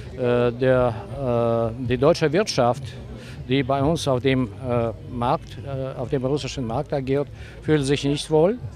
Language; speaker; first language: German; non-native, fluent; Russian